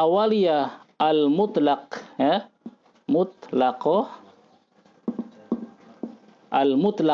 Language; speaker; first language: Arabic; non-native, fluent; Indonesian